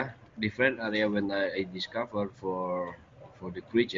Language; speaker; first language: English; non-native, learner; Indonesian